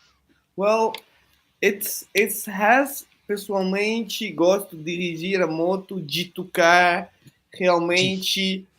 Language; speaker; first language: Portuguese; non-native, fluent; Italian